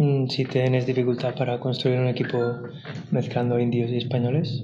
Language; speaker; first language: Spanish; native; Spanish